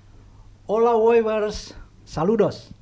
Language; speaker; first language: Spanish; non-native, fluent; Indonesian